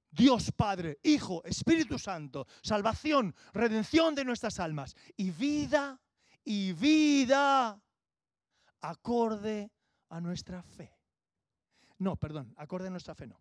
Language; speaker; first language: Spanish; native; Spanish